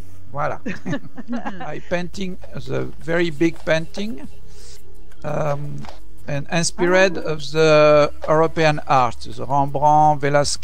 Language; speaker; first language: English; non-native, learner; French